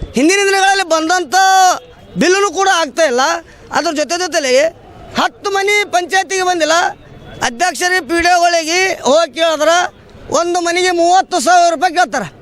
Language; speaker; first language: Kannada; native; Kannada